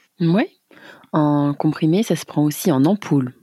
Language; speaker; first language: French; native; French